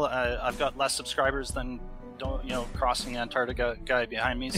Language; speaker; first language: English; native; English